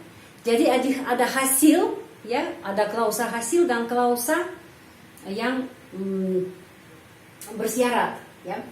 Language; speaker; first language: Indonesian; non-native, fluent; Russian